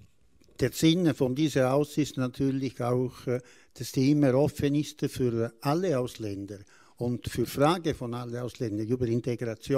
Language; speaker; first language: German; non-native, fluent; Italian